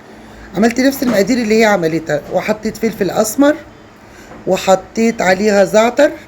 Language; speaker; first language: Arabic; native; Arabic